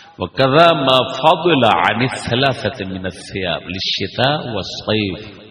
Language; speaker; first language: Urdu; non-native, local second language; Punjabi